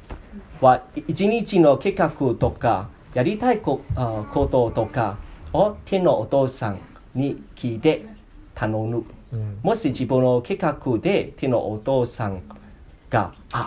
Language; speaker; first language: Japanese; non-native, learner; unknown